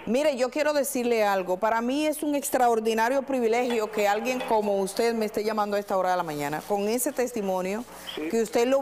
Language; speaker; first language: Spanish; native; Spanish